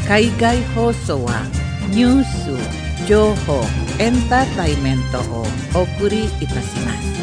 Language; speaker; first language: Japanese; non-native, fluent; Indonesian